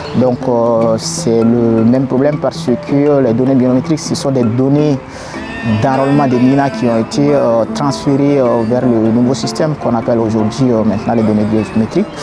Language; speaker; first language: French; non-native, local second language; Bambara